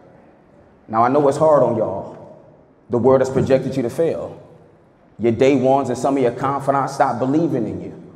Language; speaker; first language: English; native; English